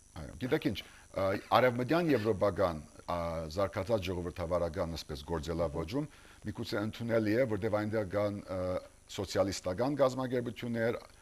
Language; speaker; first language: Armenian; early bilingual, heritage; Armenian